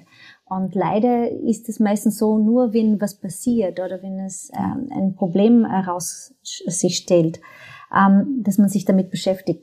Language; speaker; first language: German; non-native, fluent; Portuguese